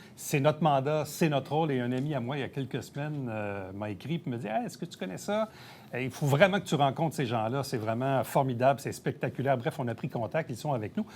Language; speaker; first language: French; native; French